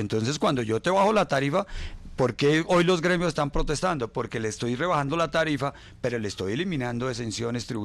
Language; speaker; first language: Spanish; native; Spanish